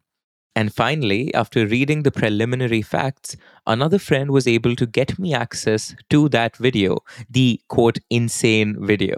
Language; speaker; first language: English; non-native, local second language; Hindi